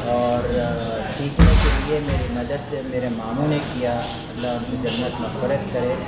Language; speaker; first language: Urdu; non-native, fluent; Arabic